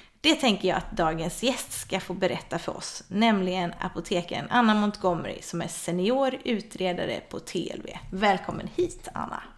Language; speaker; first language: Swedish; native; Swedish